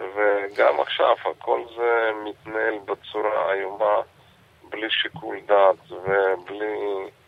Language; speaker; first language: Hebrew; non-native, fluent; Russian